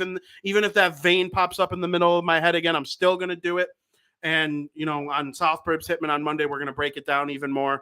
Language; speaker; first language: English; native; English